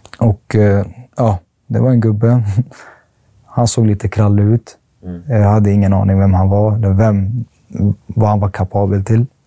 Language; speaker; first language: Swedish; early bilingual, other home language; Arabic